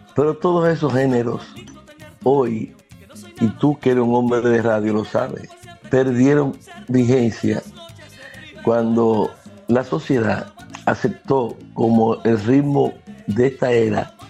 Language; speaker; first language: Spanish; native; Spanish